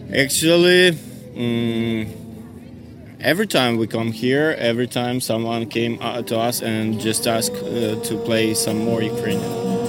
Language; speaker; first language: English; non-native, learner; Ukrainian